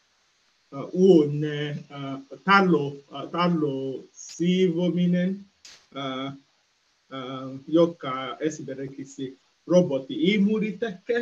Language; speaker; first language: Finnish; non-native, learner; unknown